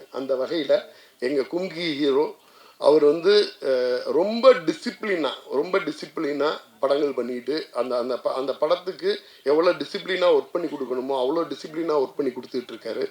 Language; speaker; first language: Tamil; native; Tamil